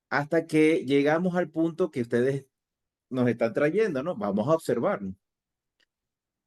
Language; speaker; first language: Spanish; native; Spanish